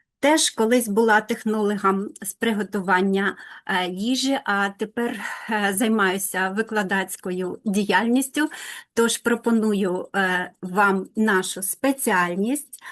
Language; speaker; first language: Ukrainian; non-native, local second language; Russian